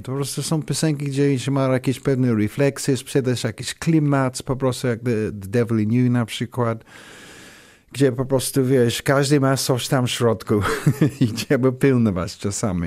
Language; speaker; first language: Polish; non-native, learner; English